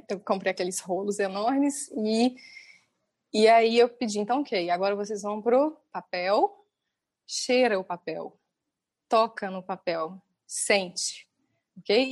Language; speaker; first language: Portuguese; native; Portuguese